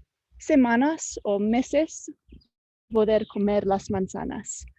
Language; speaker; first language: Spanish; non-native, fluent; English